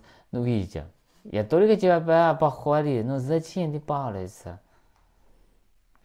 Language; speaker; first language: Russian; non-native, learner; Chinese